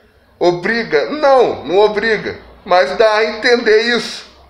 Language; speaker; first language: Portuguese; native; Portuguese